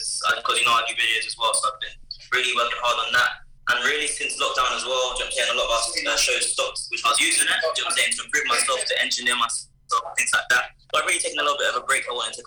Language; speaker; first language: English; native; English